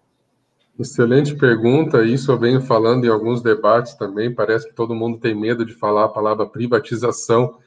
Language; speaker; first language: Portuguese; native; Portuguese